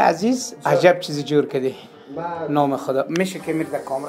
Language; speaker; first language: Persian; native; Persian